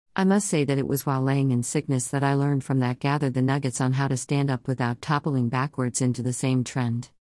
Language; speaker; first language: English; non-native, local second language; Jamaican Creole English